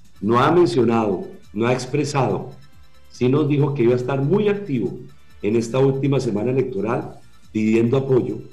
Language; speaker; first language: Spanish; native; Spanish